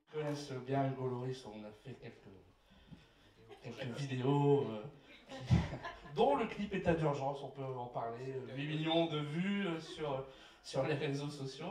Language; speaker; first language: French; native; French